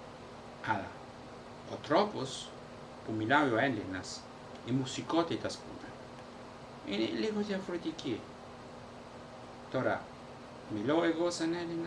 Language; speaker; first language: Greek; non-native, fluent; Italian